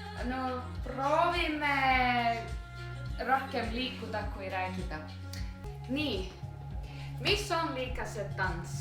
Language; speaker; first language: Estonian; non-native, learner; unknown